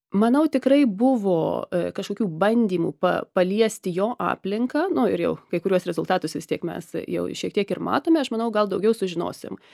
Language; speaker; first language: Lithuanian; early bilingual, heritage; Lithuanian